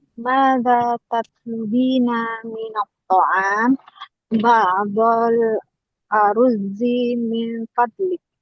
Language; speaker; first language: Arabic; non-native, learner; Indonesian